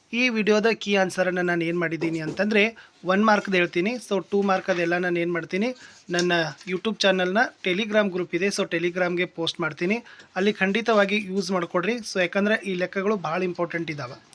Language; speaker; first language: Kannada; native; Kannada